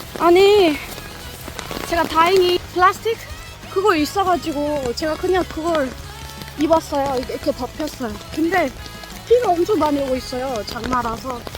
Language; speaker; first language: Korean; non-native, fluent; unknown